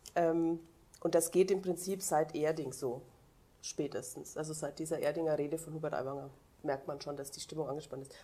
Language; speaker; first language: German; native; German